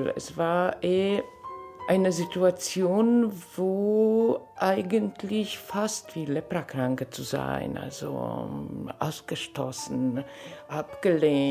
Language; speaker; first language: German; non-native, fluent; Polish